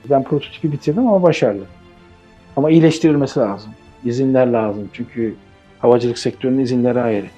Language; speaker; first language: Turkish; native; Turkish